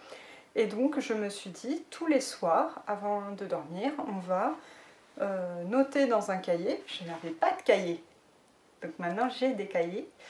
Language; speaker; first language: French; native; French